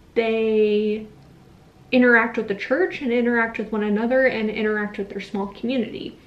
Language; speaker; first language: English; native; English